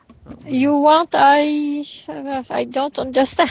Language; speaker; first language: English; non-native, learner; French